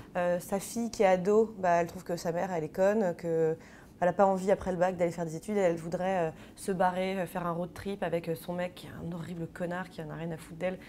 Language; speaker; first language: French; native; French